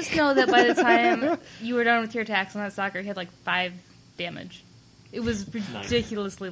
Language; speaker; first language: English; native; English